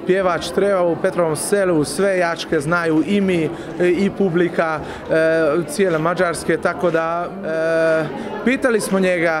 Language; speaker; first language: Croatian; early bilingual, heritage; Croatian